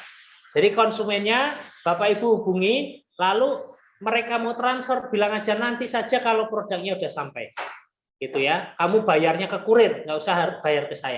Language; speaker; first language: Indonesian; non-native, local second language; Javanese